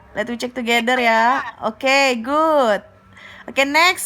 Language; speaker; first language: English; non-native, learner; Indonesian